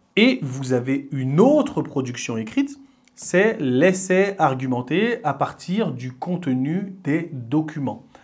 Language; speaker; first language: French; native; French